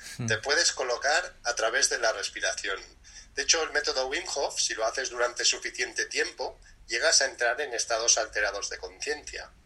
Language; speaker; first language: Spanish; early bilingual, other home language; English